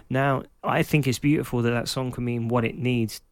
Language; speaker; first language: English; native; English